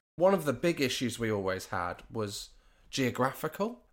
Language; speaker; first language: English; native; English